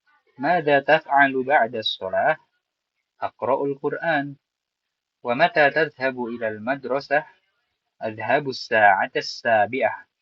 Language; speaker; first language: Arabic; non-native, fluent; Indonesian